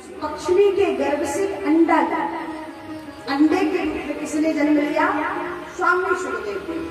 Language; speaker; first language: Hindi; native; Hindi